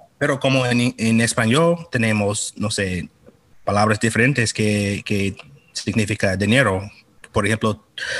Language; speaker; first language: Spanish; non-native, fluent; English